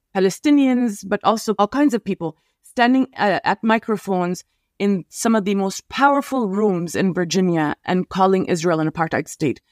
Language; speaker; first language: English; non-native, fluent; Arabic